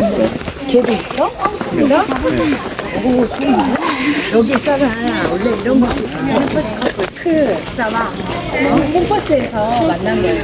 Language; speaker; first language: Korean; non-native, learner; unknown